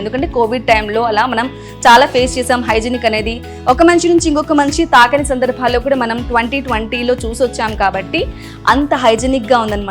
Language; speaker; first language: Telugu; native; Telugu